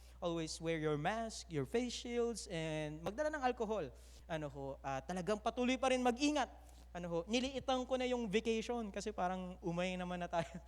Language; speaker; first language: Filipino; native; Filipino